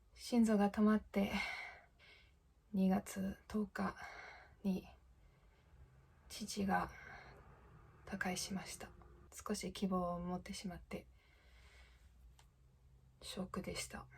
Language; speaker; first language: Japanese; non-native, fluent; English